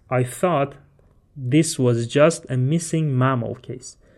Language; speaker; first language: English; non-native, fluent; Persian